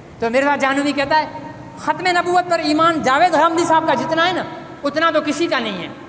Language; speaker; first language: Urdu; native; Urdu